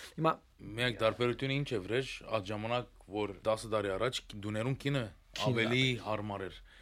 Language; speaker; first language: Armenian; early bilingual, heritage; Armenian